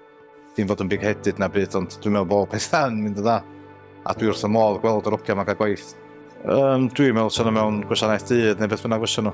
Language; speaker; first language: Welsh; native; Welsh